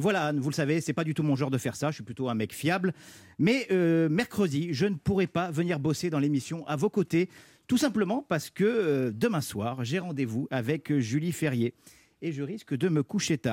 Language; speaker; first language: French; native; French